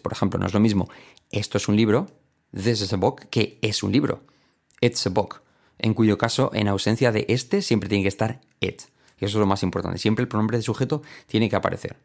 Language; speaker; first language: Spanish; native; Spanish